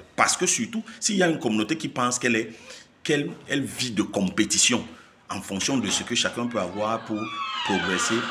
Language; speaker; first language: French; non-native, local second language; Basaa